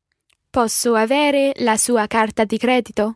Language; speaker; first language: Italian; non-native, learner; English